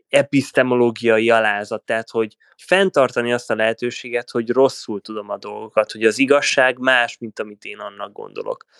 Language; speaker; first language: Hungarian; native; Hungarian